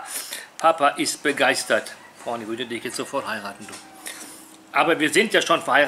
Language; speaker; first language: German; native; German